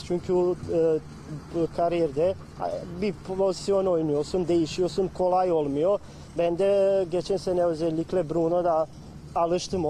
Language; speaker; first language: Turkish; non-native, learner; Bosnian